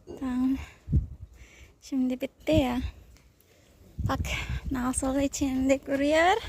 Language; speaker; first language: Turkish; non-native, learner; Indonesian